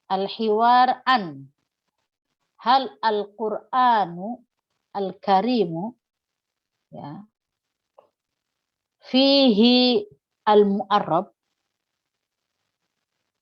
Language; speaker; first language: Arabic; non-native, fluent; Indonesian